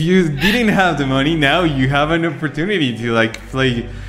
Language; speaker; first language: English; non-native, fluent; Spanish